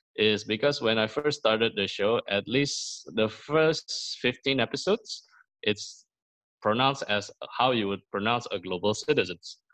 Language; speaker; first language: English; early bilingual, other home language; Indonesian